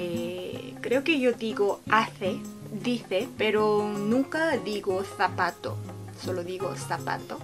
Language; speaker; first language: Spanish; non-native, fluent; Korean